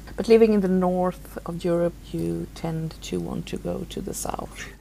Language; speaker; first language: English; non-native, fluent; Swedish